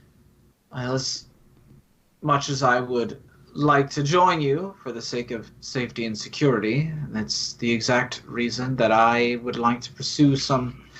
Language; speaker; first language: English; native; English